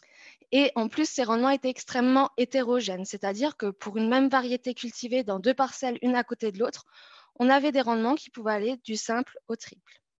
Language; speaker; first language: French; native; French